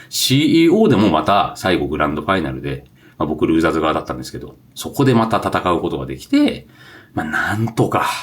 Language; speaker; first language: Japanese; native; Japanese